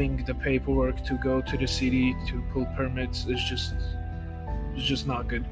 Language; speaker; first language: English; non-native, fluent; Armenian